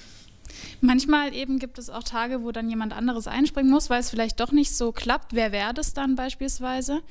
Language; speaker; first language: German; native; German